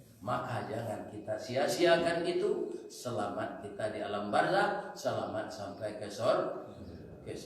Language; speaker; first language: Malay; non-native, local second language; Minangkabau